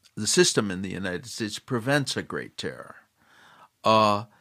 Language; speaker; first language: English; native; English